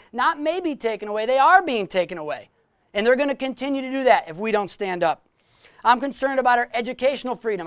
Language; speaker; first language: English; native; English